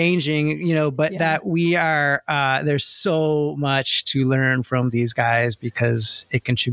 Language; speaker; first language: English; native; English